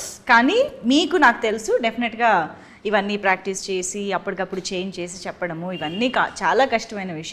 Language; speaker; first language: Telugu; native; Telugu